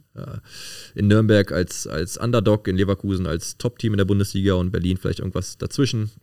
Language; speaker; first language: German; native; German